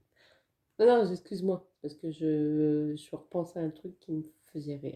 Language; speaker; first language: French; native; French